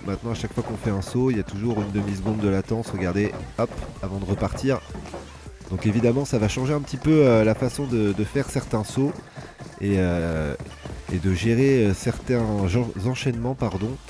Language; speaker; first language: French; native; French